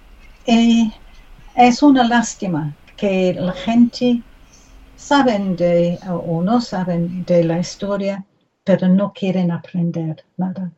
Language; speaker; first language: Spanish; non-native, learner; English